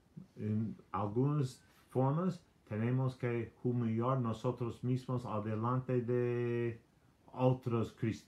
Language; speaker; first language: Spanish; non-native, learner; English